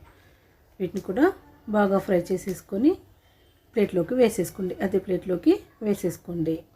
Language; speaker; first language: Telugu; native; Telugu